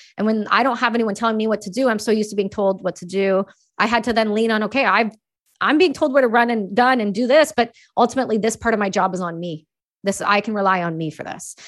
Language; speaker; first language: English; native; English